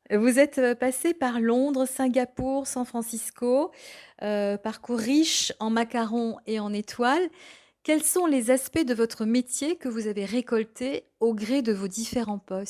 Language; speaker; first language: French; native; French